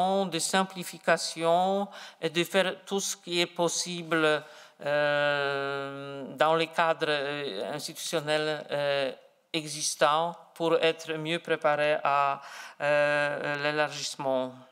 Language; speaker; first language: French; non-native, fluent; Polish